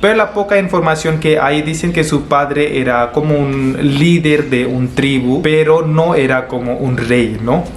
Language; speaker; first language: Spanish; non-native, fluent; Hindi